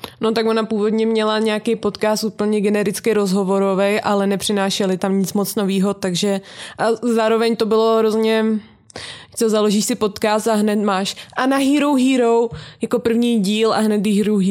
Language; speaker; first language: Czech; native; Czech